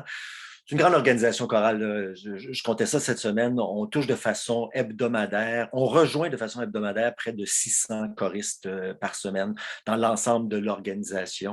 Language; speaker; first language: French; native; French